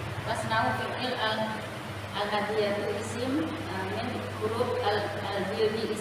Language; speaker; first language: Arabic; non-native, learner; Indonesian